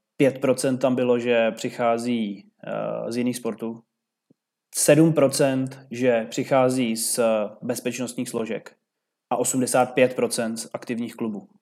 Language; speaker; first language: Czech; native; Czech